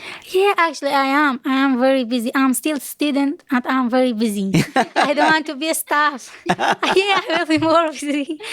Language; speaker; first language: English; non-native, learner; Kurdish